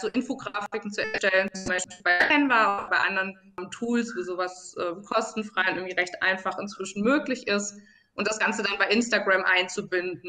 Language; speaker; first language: German; native; German